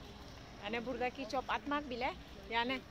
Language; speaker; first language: Turkish; non-native, learner; Indonesian